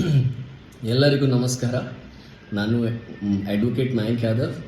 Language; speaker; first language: Kannada; non-native, learner; Hindi